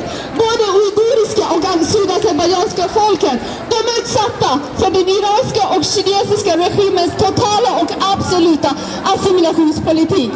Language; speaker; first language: Swedish; non-native, fluent; Azerbaijani